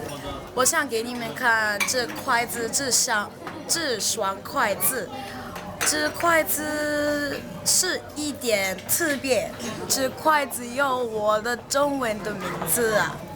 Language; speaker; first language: Chinese; non-native, learner; English